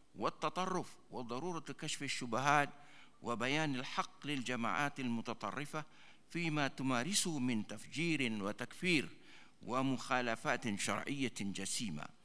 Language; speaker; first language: Arabic; non-native, fluent; Malay